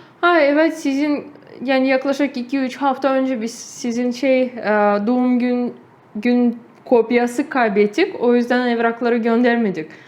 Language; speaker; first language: Turkish; non-native, fluent; Russian